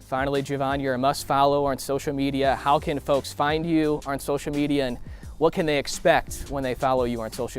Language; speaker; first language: English; native; English